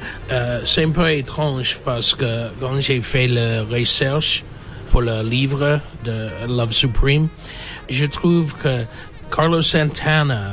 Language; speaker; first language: French; non-native, learner; English